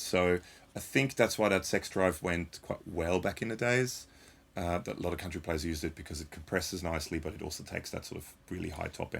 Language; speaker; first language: English; native; English